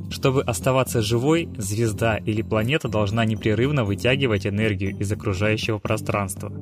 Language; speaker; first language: Russian; native; Russian